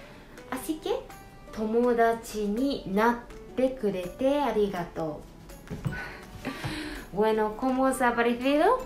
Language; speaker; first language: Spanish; non-native, fluent; Japanese